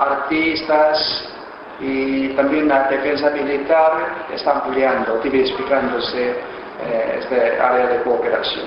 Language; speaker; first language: Spanish; non-native, fluent; Korean